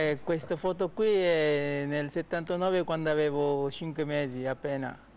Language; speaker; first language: Italian; non-native, fluent; Wolof